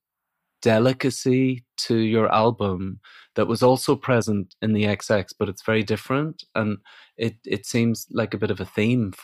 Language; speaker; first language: English; native; English